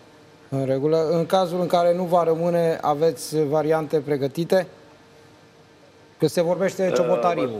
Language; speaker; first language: Romanian; native; Romanian